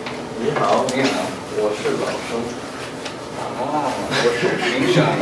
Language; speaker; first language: Chinese; non-native, learner; English